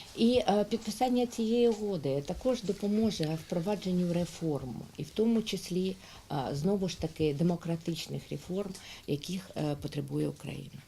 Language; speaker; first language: Ukrainian; native; Ukrainian